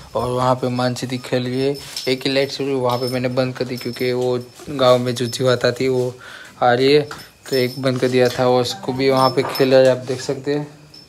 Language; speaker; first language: Hindi; non-native, local second language; Gujarati